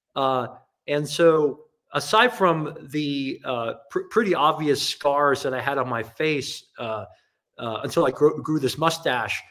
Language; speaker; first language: English; non-native, local second language; Cantonese